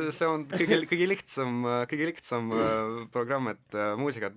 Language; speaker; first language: Estonian; non-native, local second language; Russian